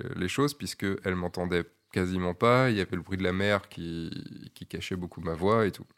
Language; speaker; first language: French; native; French